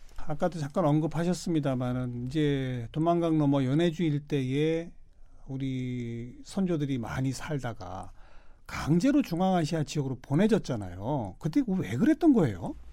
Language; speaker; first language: Korean; native; Korean